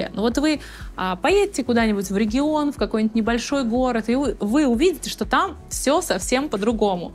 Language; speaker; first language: Russian; native; Russian